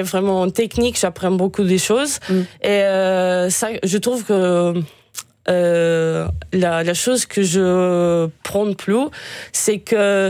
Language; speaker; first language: French; non-native, fluent; Portuguese